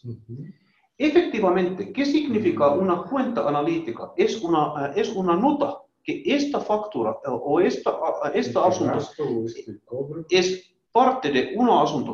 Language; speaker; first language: Spanish; non-native, learner; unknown